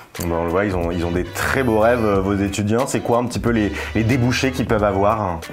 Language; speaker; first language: French; native; French